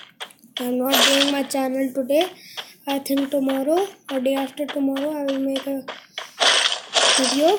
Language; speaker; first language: English; non-native, learner; Hindi